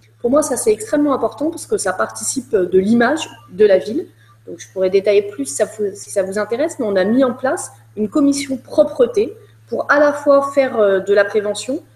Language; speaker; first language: French; native; French